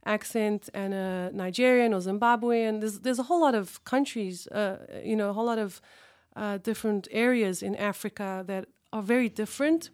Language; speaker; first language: English; early bilingual, other home language; Hebrew